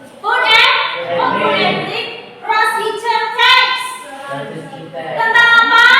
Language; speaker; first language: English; non-native, learner; Indonesian